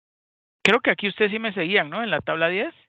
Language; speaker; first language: Spanish; native; Spanish